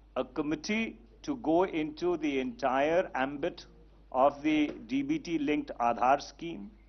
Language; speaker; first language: English; non-native, local second language; Hindi